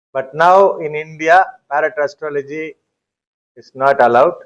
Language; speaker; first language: English; non-native, local second language; Tamil